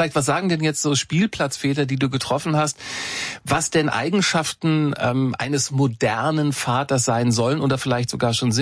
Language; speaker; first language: German; native; German